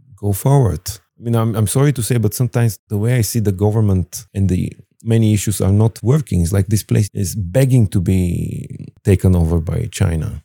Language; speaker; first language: English; non-native, fluent; Bulgarian